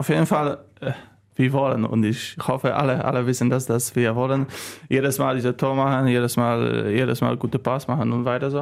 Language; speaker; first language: German; non-native, learner; Polish